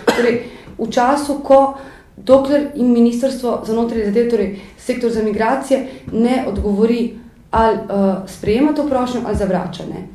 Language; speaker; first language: Slovenian; native; Slovenian